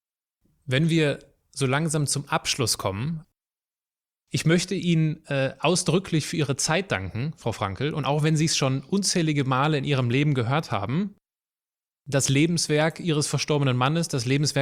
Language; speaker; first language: German; native; German